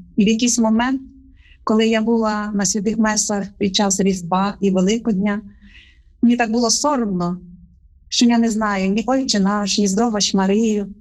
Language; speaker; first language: Ukrainian; native; Ukrainian